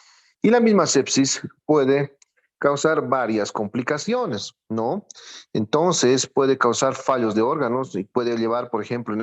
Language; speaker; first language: Spanish; native; Spanish